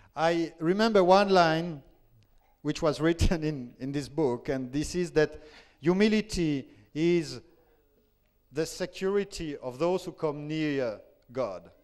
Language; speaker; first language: English; non-native, fluent; French